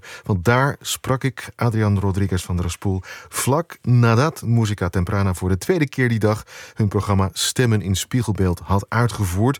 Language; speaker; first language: Dutch; native; Dutch